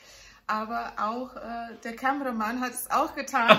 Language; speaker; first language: German; non-native, fluent; English